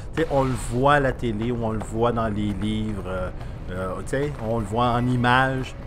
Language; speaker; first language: French; native; French